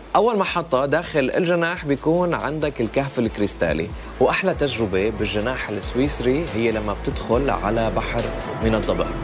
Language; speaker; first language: Arabic; native; Arabic